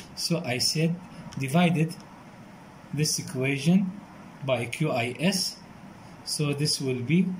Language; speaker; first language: English; non-native, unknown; Arabic